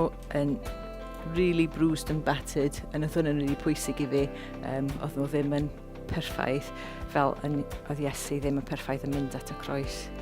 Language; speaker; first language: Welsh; non-native, local second language; English